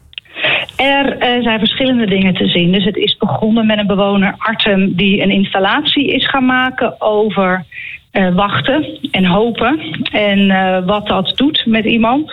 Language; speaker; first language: Dutch; native; Dutch